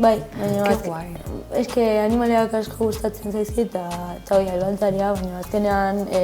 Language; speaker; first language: Basque; non-native, local second language; Spanish